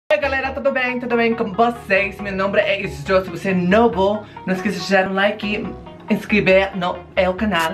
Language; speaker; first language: Portuguese; non-native, learner; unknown